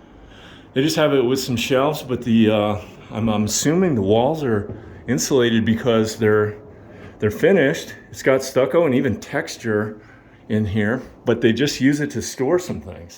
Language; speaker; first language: English; native; English